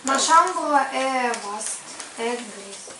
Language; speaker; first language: French; non-native, learner; Ukrainian